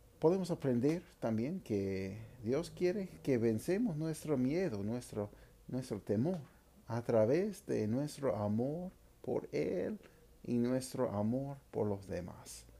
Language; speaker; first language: Spanish; non-native, fluent; English